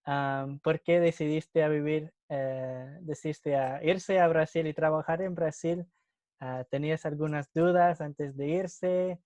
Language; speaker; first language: Spanish; non-native, fluent; English